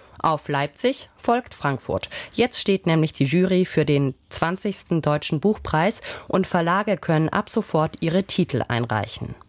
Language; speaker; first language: German; native; German